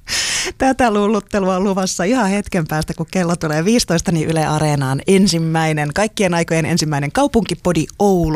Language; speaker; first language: Finnish; native; Finnish